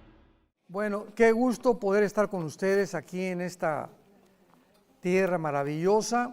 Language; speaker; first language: Spanish; native; Spanish